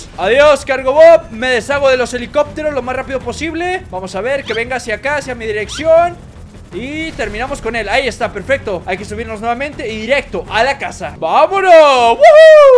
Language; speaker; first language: Spanish; native; Spanish